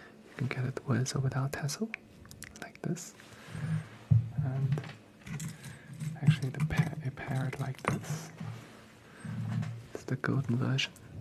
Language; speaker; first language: English; non-native, fluent; Chinese